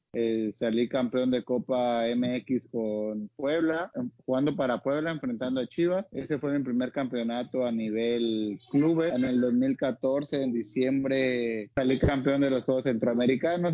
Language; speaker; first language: Spanish; native; Spanish